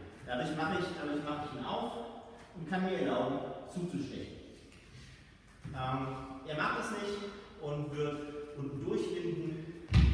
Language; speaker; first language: German; native; German